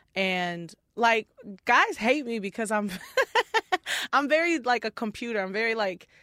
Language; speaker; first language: English; native; English